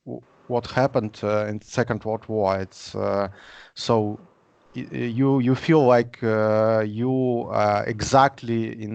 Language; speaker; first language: English; non-native, learner; Russian